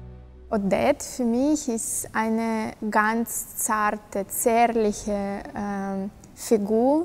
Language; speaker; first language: German; non-native, fluent; Russian